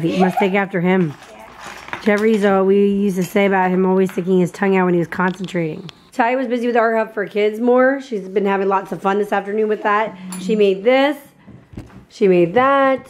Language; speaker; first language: English; native; English